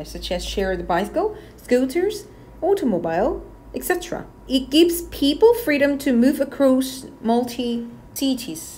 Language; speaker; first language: English; non-native, fluent; Korean